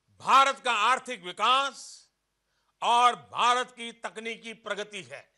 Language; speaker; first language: Hindi; non-native, local second language; Marathi